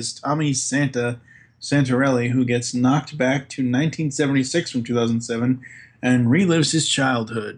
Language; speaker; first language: English; native; English